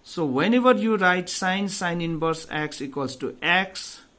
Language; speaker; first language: English; non-native, local second language; Nepali